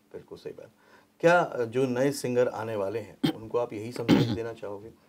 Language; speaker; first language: Hindi; native; Hindi